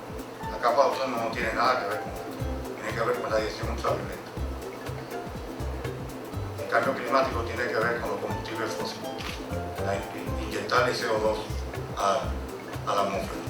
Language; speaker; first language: Spanish; native; Spanish